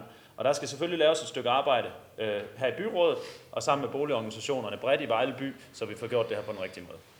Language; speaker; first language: Danish; native; Danish